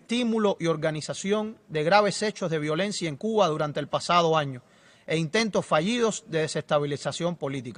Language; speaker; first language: Spanish; native; Spanish